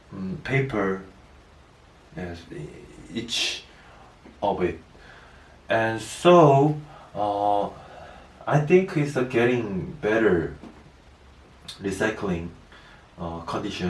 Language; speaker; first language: English; non-native, learner; Korean